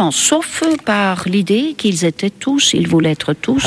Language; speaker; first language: French; non-native, fluent; Estonian